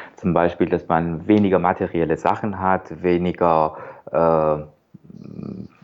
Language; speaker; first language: German; non-native, fluent; Persian